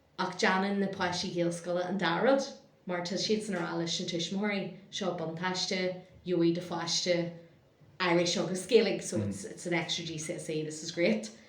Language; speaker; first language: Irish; non-native, local second language; English